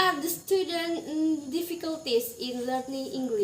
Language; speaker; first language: English; non-native, learner; Indonesian